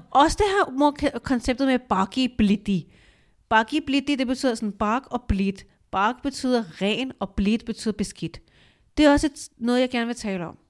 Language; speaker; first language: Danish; early bilingual, other home language; Urdu